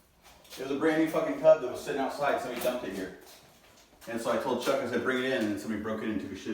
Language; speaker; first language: English; native; English